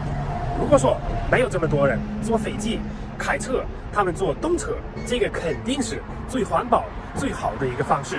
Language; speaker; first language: Chinese; non-native, fluent; German